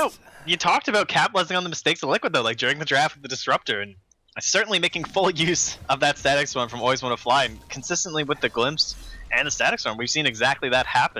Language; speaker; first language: English; native; English